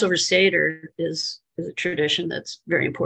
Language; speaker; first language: English; native; English